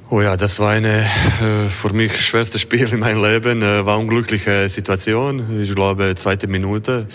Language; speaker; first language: German; non-native, learner; Croatian